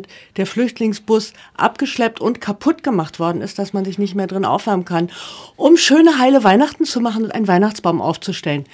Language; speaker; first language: German; native; German